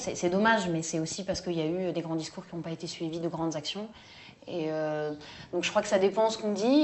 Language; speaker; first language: French; native; French